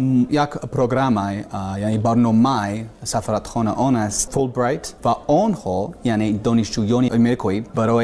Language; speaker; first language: Persian; non-native, learner; English